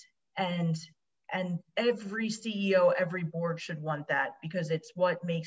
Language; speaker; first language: English; native; English